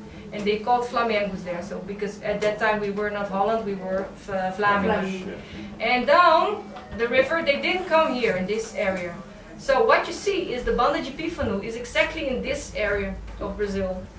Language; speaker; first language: English; non-native, fluent; Dutch